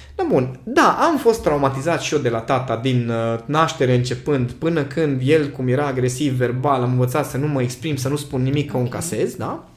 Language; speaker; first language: Romanian; non-native, local second language; Hungarian